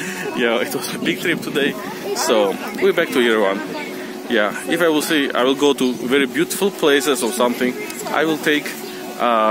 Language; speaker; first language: English; non-native, learner; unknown